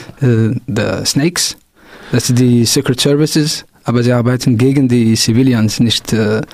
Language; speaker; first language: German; non-native, local second language; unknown